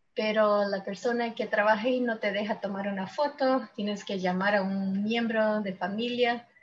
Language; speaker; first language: Spanish; early bilingual, heritage; Spanish